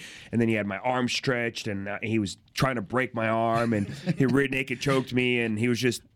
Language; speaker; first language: English; native; English